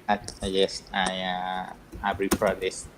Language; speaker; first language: English; non-native, learner; Vietnamese